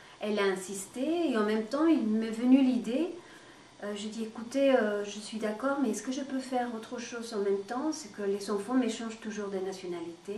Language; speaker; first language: French; non-native, fluent; Spanish